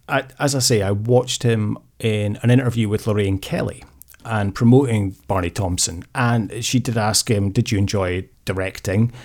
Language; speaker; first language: English; native; English